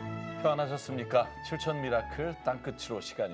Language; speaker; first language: Korean; native; Korean